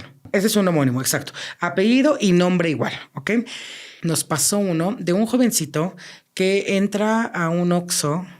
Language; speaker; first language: Spanish; native; Spanish